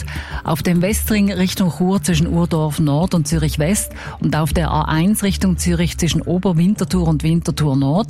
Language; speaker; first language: German; native; German